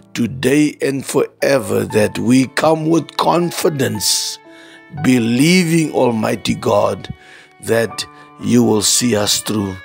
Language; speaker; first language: English; non-native, local second language; Afrikaans